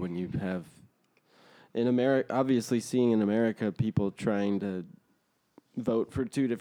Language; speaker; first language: English; native; English